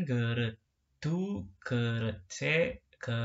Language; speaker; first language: Korean; non-native, learner; Indonesian